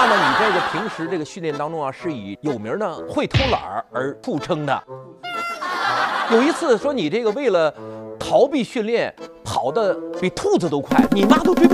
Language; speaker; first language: Chinese; native; Chinese